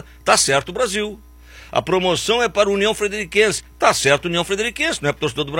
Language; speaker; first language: Portuguese; native; Portuguese